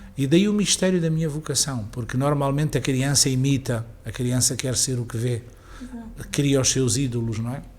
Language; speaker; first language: Portuguese; native; Portuguese